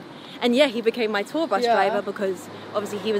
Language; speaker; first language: English; native; English